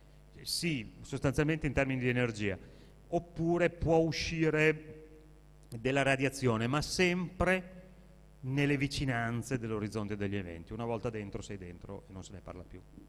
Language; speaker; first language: Italian; native; Italian